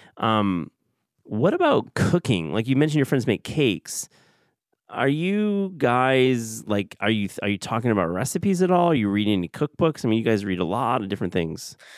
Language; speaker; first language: English; native; English